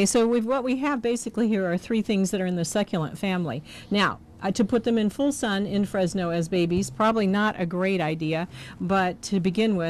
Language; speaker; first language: English; native; English